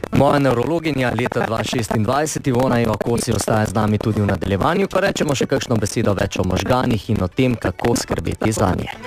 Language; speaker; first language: Slovenian; native; Slovenian